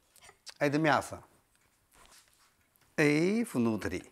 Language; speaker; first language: Russian; non-native, learner; Chinese